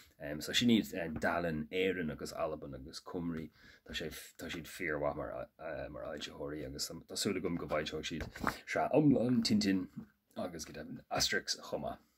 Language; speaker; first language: Irish; native; Irish